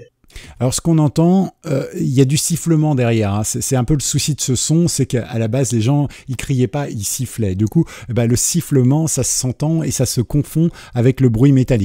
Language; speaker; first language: French; native; French